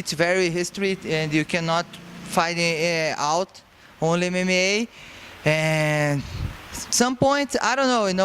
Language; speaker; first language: English; non-native, learner; Portuguese